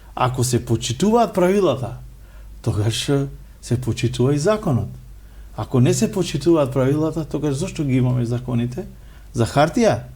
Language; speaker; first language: Macedonian; non-native, local second language; Romany